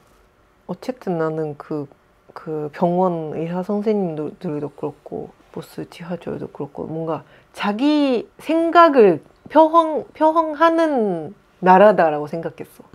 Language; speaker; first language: Korean; non-native, fluent; Japanese